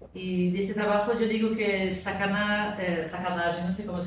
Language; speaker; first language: Spanish; non-native, fluent; Portuguese